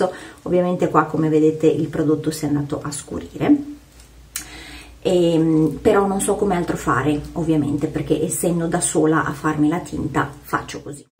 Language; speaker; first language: Italian; native; Italian